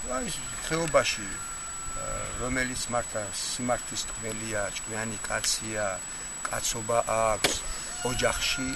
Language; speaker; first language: Georgian; non-native, local second language; Chechen